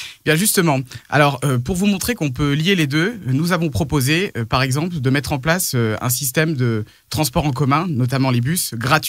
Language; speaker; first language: French; native; French